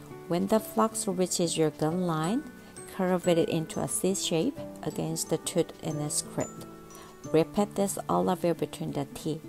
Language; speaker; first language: English; non-native, fluent; Korean